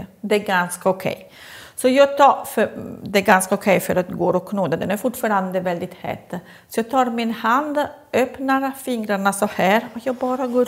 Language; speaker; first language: Swedish; non-native, fluent; Italian